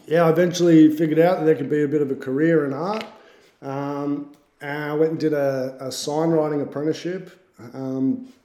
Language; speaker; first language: English; native; English